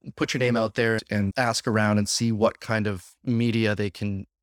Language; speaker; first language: English; native; English